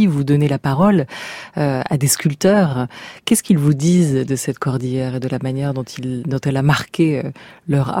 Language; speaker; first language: French; native; French